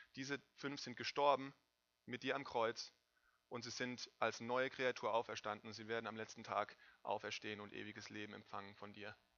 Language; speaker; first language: German; native; German